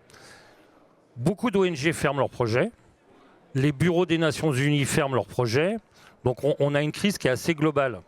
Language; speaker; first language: French; native; French